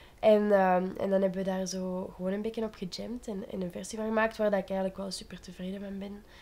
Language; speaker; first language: Dutch; native; Dutch